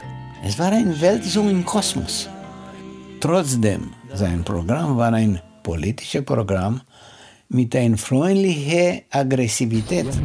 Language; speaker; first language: German; non-native, learner; Romanian